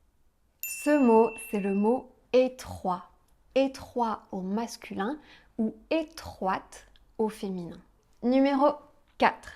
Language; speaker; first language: French; native; French